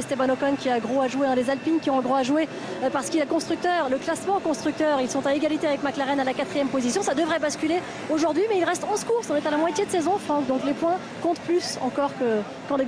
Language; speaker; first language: French; native; French